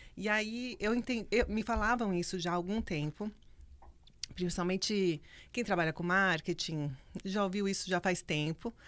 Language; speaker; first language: Portuguese; native; Portuguese